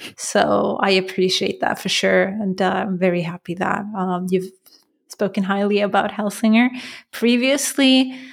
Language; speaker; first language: English; non-native, fluent; Persian